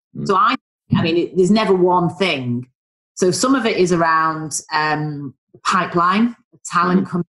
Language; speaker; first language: English; native; English